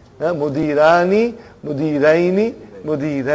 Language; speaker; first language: Arabic; non-native, fluent; Bangla